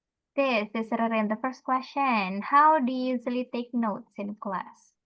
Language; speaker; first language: English; non-native, fluent; Indonesian